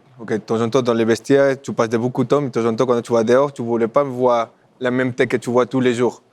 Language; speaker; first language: French; non-native, fluent; Spanish